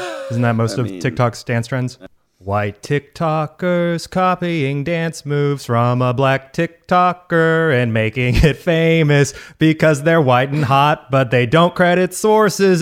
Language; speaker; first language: English; native; English